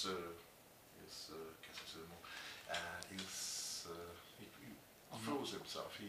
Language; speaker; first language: French; non-native, learner; English